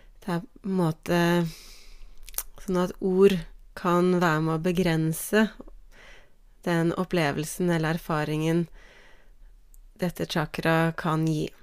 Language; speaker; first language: Norwegian; native; Norwegian